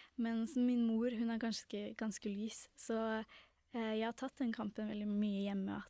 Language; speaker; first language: Norwegian; early bilingual, other home language; Tamil